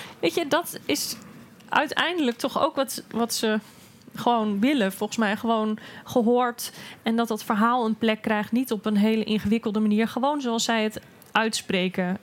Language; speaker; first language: Dutch; native; Dutch